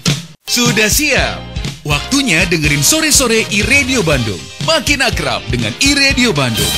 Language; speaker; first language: Indonesian; native; Indonesian